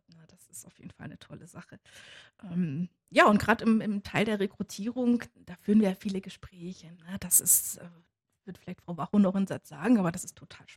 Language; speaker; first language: German; native; German